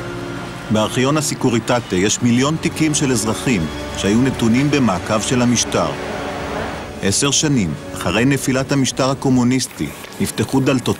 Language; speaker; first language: Hebrew; native; Hebrew